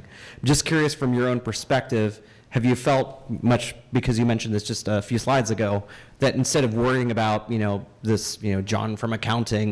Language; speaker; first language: English; native; English